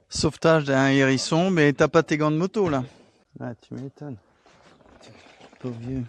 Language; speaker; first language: French; native; French